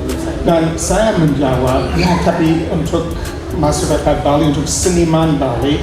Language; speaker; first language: Indonesian; non-native, fluent; English